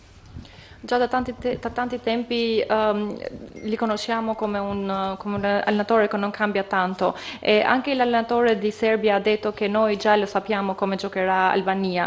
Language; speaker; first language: Italian; non-native, fluent; Albanian